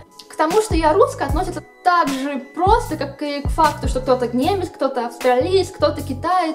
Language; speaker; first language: Russian; native; Russian